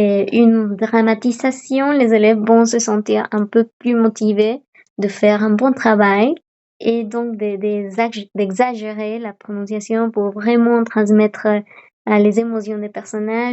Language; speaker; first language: French; non-native, fluent; Spanish